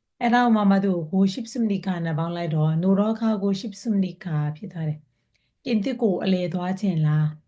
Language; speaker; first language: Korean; non-native, fluent; Burmese